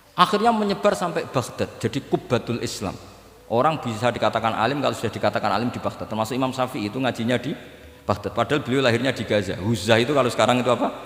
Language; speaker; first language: Indonesian; non-native, local second language; Javanese